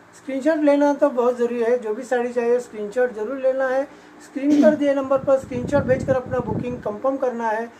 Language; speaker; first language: Hindi; non-native, local second language; Marathi